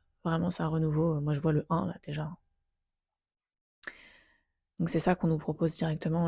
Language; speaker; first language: French; native; French